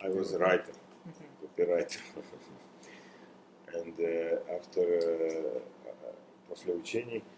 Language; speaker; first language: English; non-native, learner; Russian